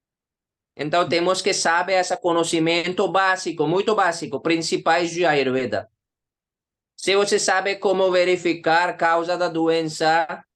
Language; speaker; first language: Portuguese; non-native, learner; Hindi